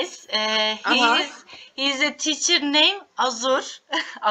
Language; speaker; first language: English; non-native, learner; Turkish